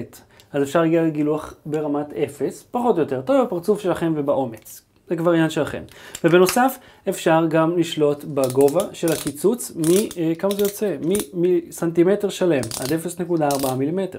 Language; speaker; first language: Hebrew; native; Hebrew